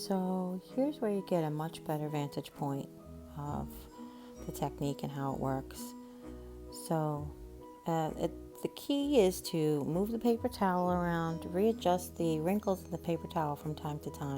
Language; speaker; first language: English; native; English